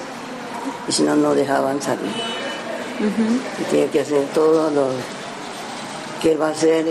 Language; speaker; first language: Spanish; early bilingual, other home language; Japanese